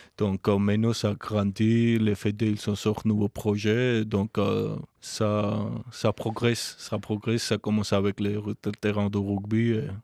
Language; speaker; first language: French; non-native, learner; Georgian